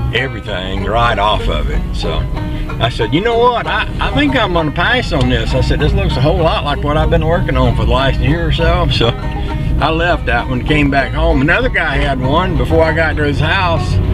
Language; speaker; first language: English; native; English